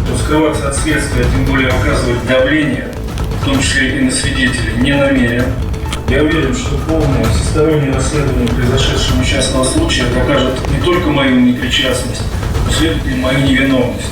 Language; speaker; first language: Russian; native; Russian